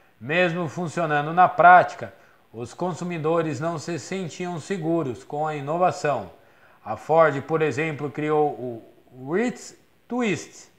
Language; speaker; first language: Portuguese; native; Portuguese